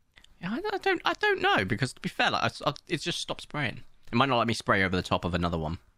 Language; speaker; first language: English; native; English